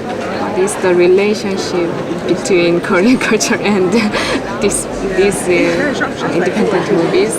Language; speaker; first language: English; non-native, fluent; Korean